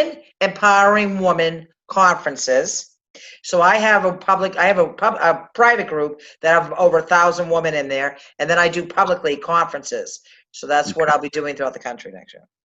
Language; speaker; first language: English; native; English